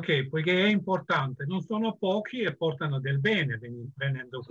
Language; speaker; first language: Italian; non-native, fluent; Albanian